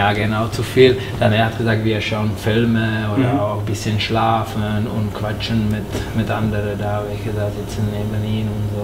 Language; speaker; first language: German; non-native, fluent; Czech